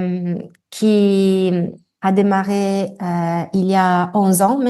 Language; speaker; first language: French; non-native, fluent; Italian